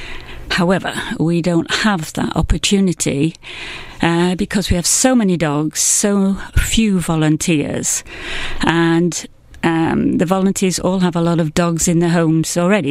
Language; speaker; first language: English; native; English